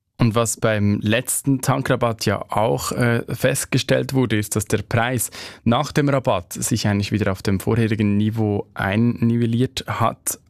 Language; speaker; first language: German; native; German